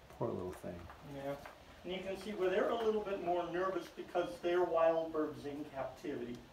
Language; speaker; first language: English; native; English